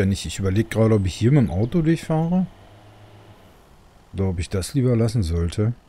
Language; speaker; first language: German; native; German